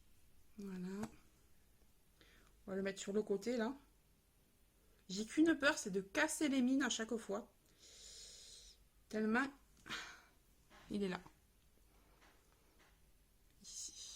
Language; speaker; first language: French; native; French